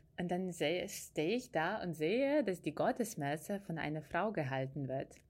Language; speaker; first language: German; non-native, fluent; Ukrainian